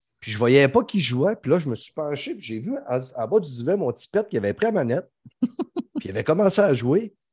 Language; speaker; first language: French; native; French